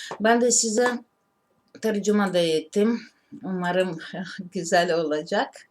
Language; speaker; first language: Turkish; non-native, learner; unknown